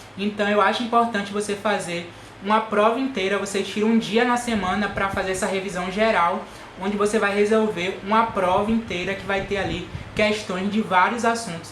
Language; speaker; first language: Portuguese; native; Portuguese